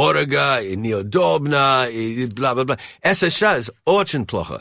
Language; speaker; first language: Russian; non-native, learner; English